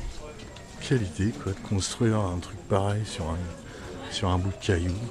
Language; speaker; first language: French; native; French